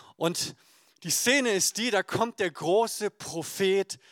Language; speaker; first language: German; native; German